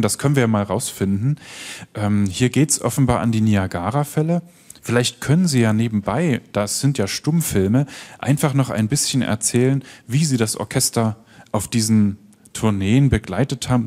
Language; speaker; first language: German; native; German